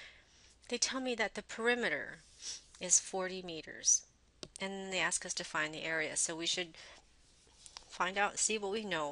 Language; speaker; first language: English; native; English